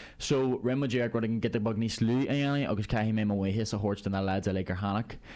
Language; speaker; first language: Irish; native; Irish